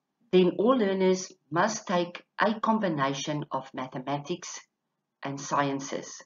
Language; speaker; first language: English; non-native, local second language; Afrikaans